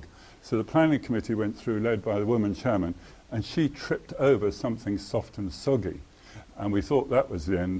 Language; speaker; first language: English; native; English